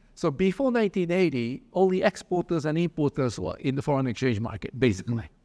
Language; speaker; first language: English; early bilingual, other home language; Japanese